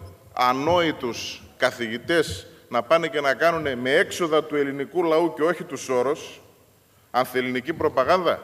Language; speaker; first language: Greek; native; Greek